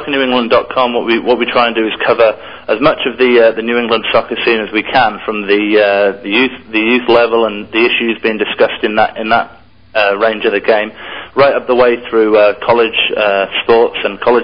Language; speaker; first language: English; native; English